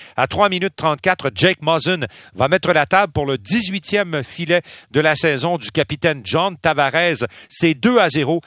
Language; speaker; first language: French; native; French